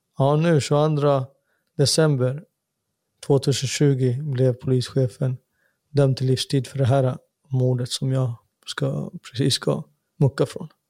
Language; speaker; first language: Swedish; native; Swedish